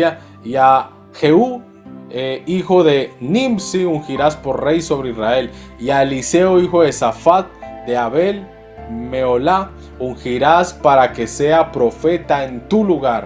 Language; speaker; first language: Spanish; native; Spanish